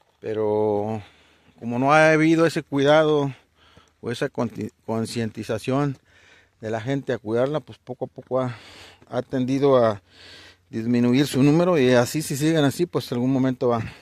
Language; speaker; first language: Spanish; native; Spanish